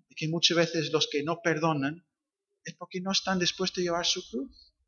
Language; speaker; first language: Spanish; non-native, fluent; English